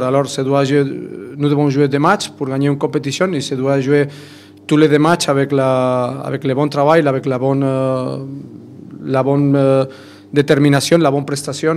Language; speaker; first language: French; non-native, fluent; Spanish